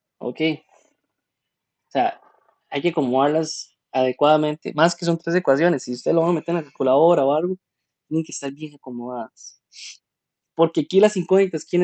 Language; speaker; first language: Spanish; native; Spanish